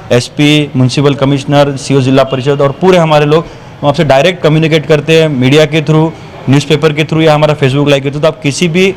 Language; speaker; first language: Hindi; non-native, local second language; Marathi